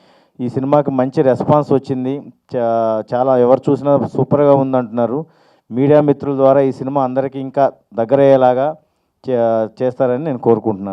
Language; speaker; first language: Telugu; native; Telugu